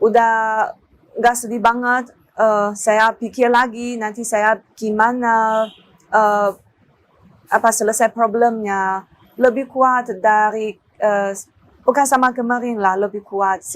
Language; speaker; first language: Indonesian; non-native, learner; Chinese